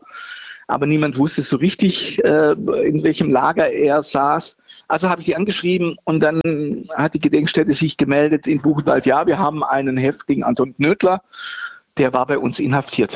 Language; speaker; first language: German; native; German